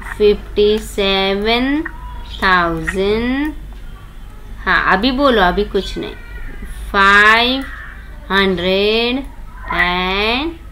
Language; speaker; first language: Hindi; non-native, local second language; Marathi